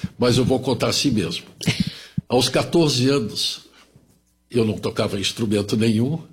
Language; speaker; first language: Portuguese; early bilingual, other home language; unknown